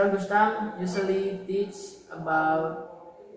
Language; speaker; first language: English; non-native, learner; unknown